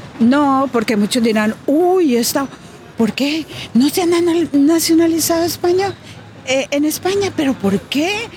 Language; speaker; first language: Spanish; native; Spanish